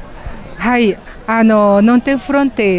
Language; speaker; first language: Portuguese; non-native, fluent; Japanese